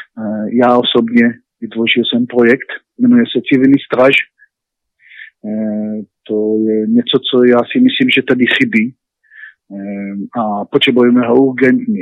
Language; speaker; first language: Czech; non-native, learner; Hebrew